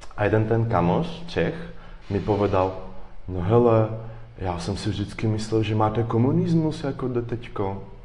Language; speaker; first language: Slovak; non-native, fluent; Russian